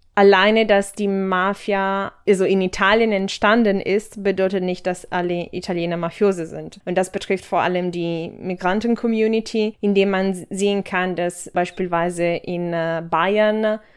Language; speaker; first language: German; non-native, fluent; Italian